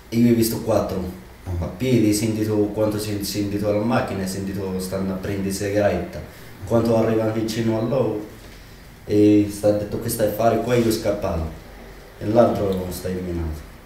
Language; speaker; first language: Italian; non-native, learner; Arabic